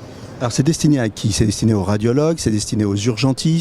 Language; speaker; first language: French; native; French